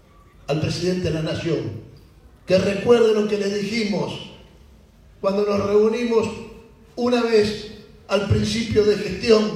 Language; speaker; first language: Spanish; native; Spanish